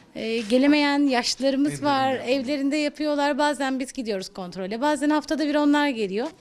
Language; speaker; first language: Turkish; native; Turkish